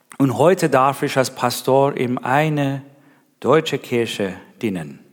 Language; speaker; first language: German; non-native, learner; Persian